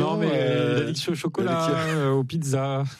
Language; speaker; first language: French; native; French